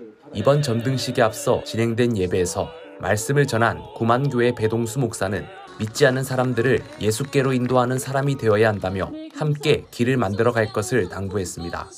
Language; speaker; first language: Korean; native; Korean